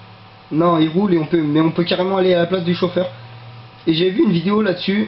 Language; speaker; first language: French; native; French